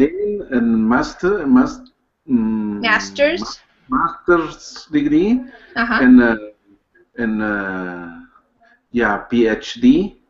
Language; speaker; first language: English; non-native, learner; Spanish